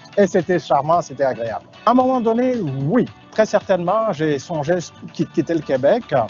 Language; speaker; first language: French; non-native, local second language; Wolof